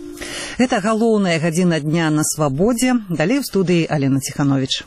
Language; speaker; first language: Belarusian; native; Belarusian